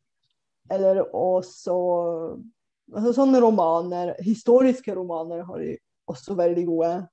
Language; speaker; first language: Norwegian; non-native, fluent; Bulgarian